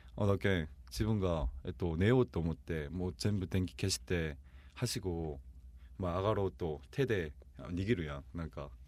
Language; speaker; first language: Japanese; non-native, fluent; Korean